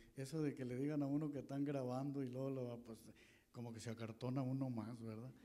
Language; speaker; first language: Spanish; native; Spanish